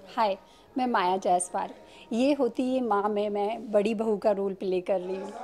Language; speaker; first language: Hindi; native; Hindi